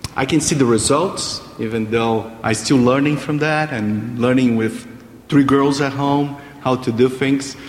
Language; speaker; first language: English; non-native, fluent; Portuguese